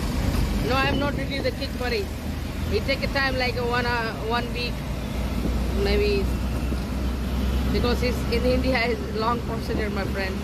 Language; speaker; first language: English; non-native, learner; Hindi